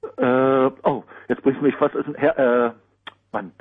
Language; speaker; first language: German; native; German